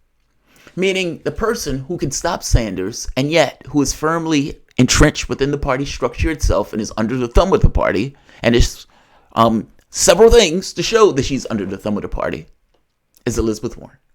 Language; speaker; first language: English; native; English